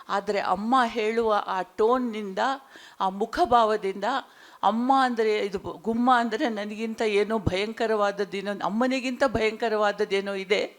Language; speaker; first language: Kannada; non-native, local second language; Konkani